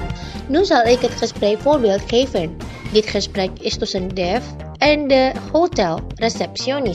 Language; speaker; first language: Dutch; non-native, learner; Indonesian